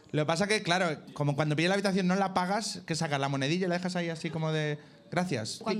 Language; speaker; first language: Spanish; native; Spanish